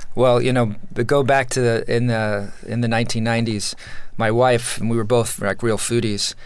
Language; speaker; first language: English; native; English